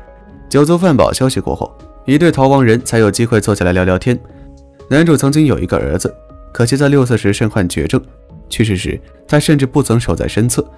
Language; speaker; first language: Chinese; native; Chinese